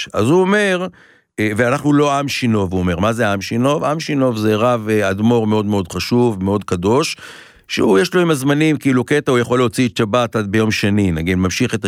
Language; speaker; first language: Hebrew; native; Hebrew